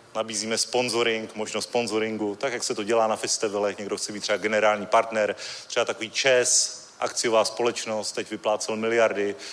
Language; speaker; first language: Czech; native; Czech